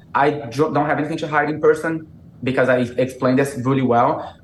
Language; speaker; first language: English; non-native, fluent; Portuguese